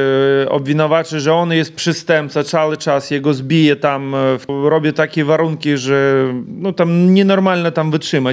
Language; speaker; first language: Polish; non-native, learner; Ukrainian